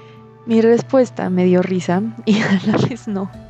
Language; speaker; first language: Spanish; native; Spanish